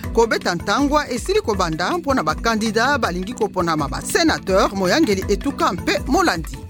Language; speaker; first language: Lingala; native; Lingala